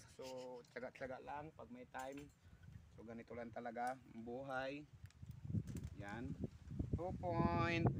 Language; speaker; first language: Filipino; non-native, local second language; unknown